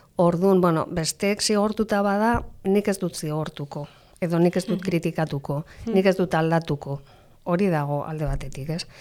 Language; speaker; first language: Basque; non-native, local second language; Spanish